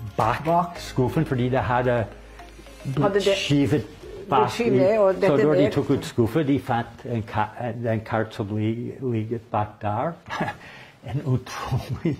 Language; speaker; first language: Norwegian; non-native, learner; English